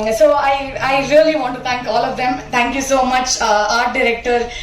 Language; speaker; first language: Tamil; non-native, learner; Kannada